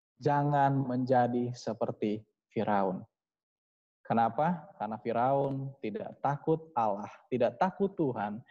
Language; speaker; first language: Indonesian; native; Indonesian